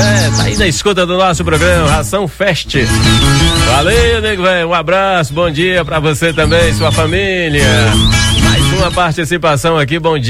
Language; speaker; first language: Portuguese; native; Portuguese